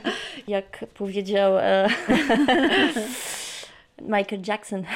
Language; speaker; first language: Polish; non-native, learner; French